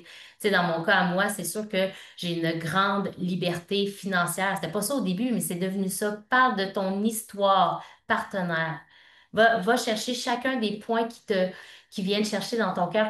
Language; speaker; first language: French; native; French